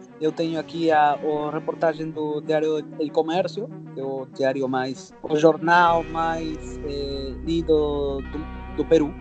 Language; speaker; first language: Portuguese; non-native, fluent; Spanish